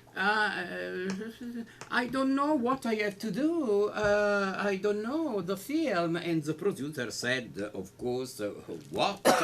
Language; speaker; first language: English; non-native, learner; Italian